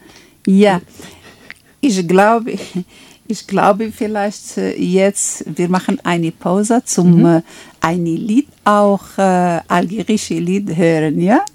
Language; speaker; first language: German; non-native, learner; Arabic